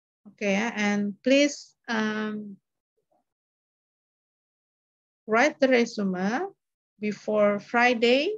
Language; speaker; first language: English; non-native, learner; Indonesian